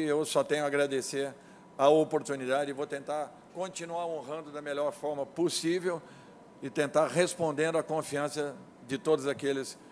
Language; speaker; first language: Portuguese; native; Portuguese